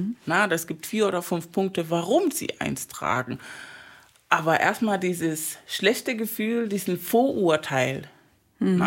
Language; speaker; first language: German; non-native, fluent; Spanish